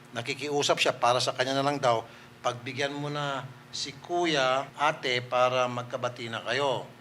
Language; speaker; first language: Filipino; native; Filipino